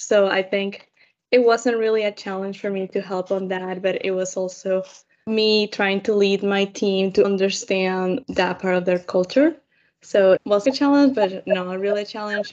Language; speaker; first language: English; non-native, fluent; Spanish